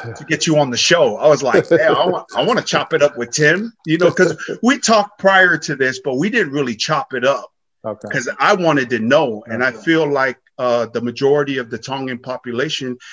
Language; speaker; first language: English; native; English